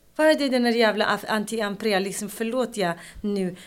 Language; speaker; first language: Swedish; non-native, fluent; Kurdish